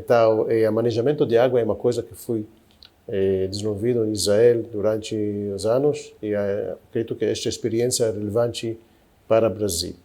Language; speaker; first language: Portuguese; non-native, fluent; Hebrew